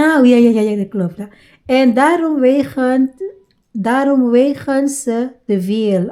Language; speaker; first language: Dutch; non-native, learner; Iloko